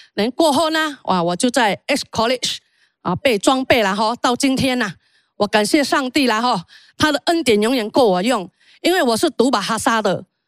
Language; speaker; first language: Chinese; early bilingual, heritage; Chinese